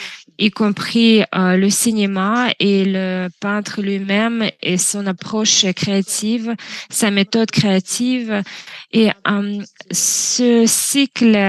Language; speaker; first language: French; non-native, fluent; Russian